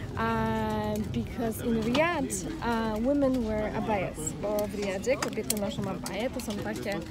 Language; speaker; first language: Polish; native; Polish